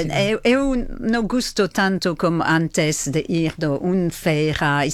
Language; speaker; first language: Portuguese; non-native, fluent; French